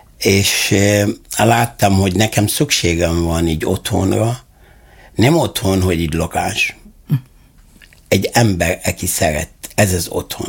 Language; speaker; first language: Hungarian; non-native, fluent; Arabic